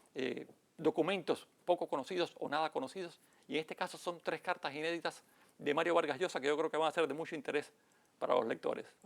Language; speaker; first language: Spanish; native; Spanish